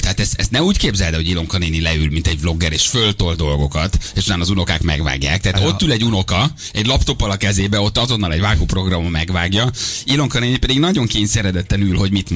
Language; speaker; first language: Hungarian; native; Hungarian